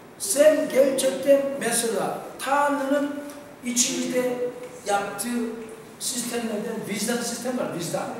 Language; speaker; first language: Turkish; non-native, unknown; Korean